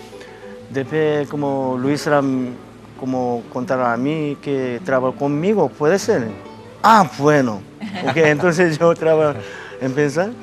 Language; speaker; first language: Spanish; non-native, learner; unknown